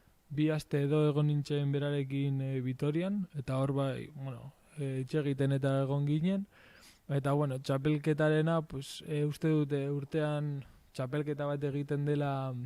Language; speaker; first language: Basque; non-native, local second language; Spanish